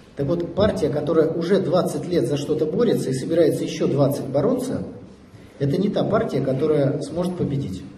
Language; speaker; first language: Russian; native; Russian